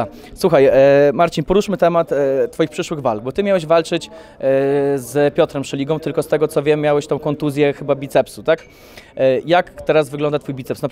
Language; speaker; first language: Polish; native; Polish